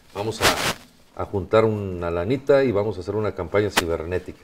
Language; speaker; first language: Spanish; native; Spanish